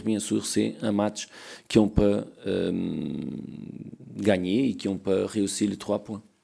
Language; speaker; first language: French; non-native, learner; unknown